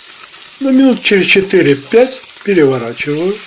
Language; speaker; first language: Russian; native; Russian